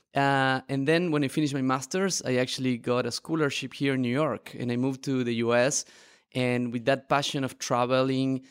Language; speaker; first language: English; non-native, fluent; Spanish